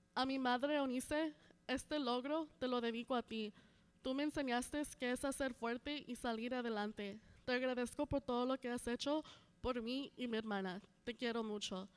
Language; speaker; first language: Spanish; early bilingual, heritage; Spanish